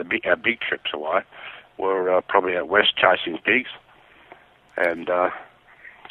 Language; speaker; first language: English; native; English